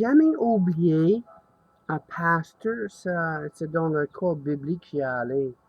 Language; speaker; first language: French; non-native, learner; English